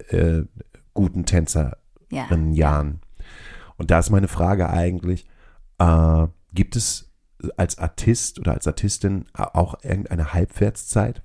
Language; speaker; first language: German; native; German